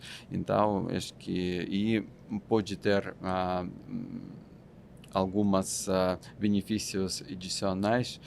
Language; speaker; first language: Portuguese; non-native, fluent; Russian